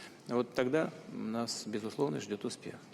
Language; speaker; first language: Russian; native; Russian